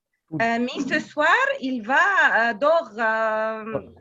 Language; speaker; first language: French; non-native, learner; Arabic